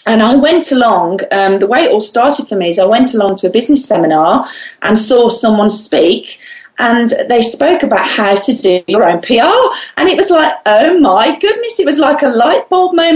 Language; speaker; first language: English; native; English